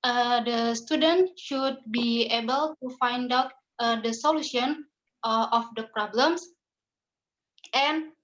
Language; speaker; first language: English; non-native, learner; Indonesian